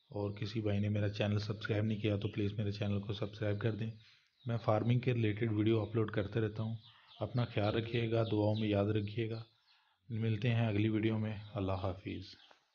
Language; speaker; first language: Urdu; non-native, local second language; Punjabi